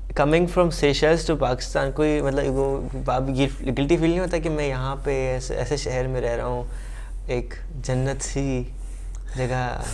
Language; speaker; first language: Urdu; native; Urdu